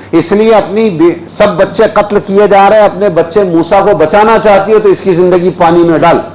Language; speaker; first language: Urdu; native; Urdu